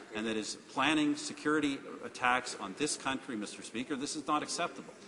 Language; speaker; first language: English; native; English